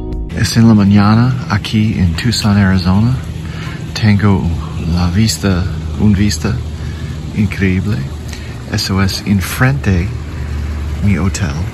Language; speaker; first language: Spanish; non-native, learner; English